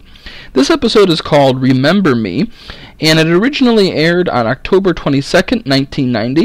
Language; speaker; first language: English; native; English